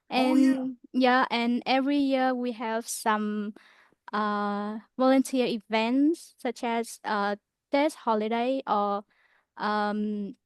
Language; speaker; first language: English; non-native, learner; Vietnamese